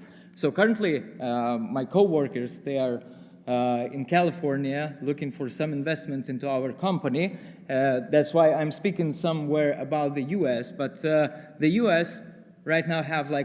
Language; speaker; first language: English; non-native, fluent; Lithuanian